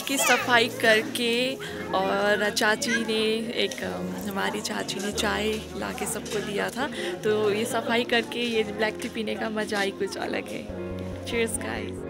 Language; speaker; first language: Hindi; non-native, local second language; Nepali